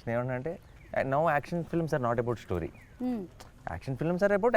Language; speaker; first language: Telugu; native; Telugu